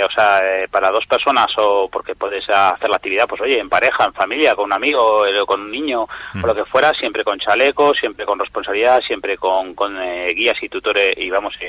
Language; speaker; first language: Spanish; native; Spanish